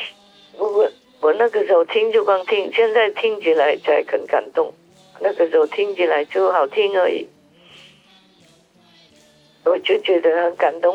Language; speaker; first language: Chinese; non-native, fluent; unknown